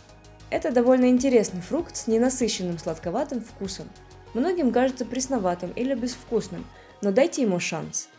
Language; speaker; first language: Russian; native; Russian